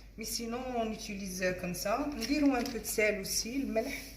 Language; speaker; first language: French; non-native, local second language; Arabic